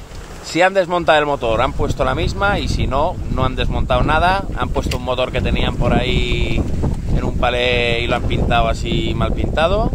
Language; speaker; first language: Spanish; native; Spanish